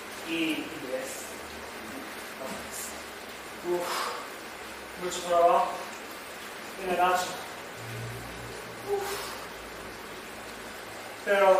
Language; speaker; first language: Spanish; non-native, learner; Japanese